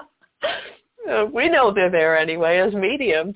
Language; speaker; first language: English; native; English